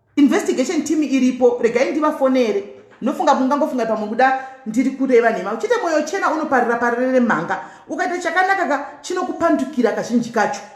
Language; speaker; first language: Shona; native; Shona